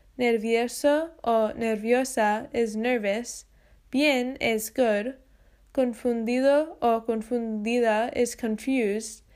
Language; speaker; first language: Spanish; non-native, fluent; English